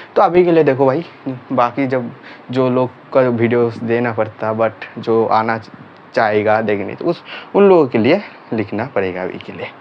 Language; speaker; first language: Hindi; non-native, local second language; Bangla